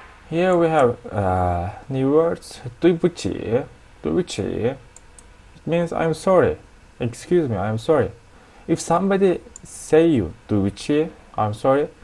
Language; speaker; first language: English; non-native, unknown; Turkish